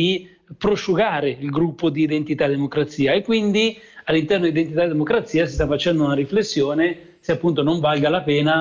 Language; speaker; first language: Italian; native; Italian